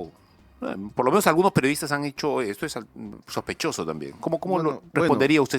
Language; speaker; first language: Spanish; native; Spanish